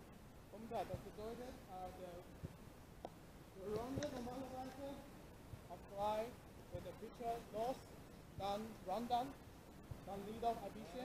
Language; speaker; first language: German; non-native, fluent; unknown